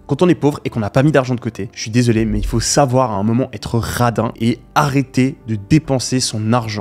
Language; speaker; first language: French; native; French